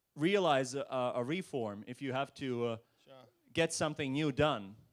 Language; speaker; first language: English; non-native, fluent; Latvian